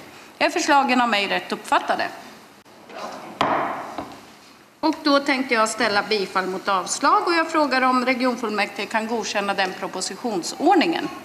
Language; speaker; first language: Swedish; native; Swedish